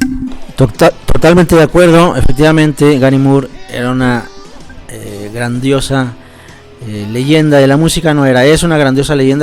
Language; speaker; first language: Spanish; native; Spanish